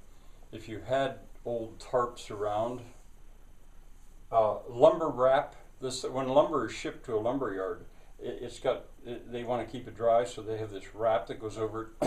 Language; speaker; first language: English; native; English